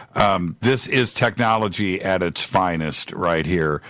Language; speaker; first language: English; native; English